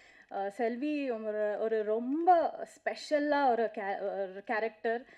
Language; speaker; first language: Tamil; non-native, learner; Kannada